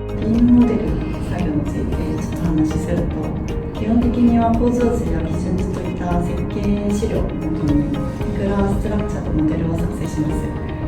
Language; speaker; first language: Japanese; non-native, fluent; Korean